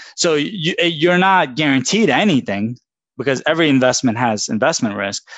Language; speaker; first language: English; native; English